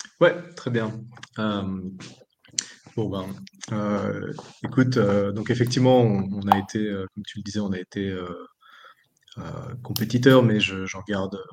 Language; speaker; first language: French; native; French